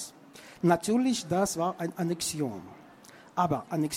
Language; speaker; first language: German; non-native, fluent; Russian